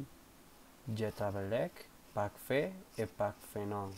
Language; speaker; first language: French; non-native, learner; Spanish